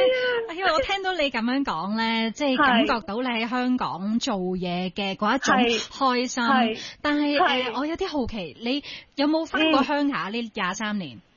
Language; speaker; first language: Cantonese; native; Cantonese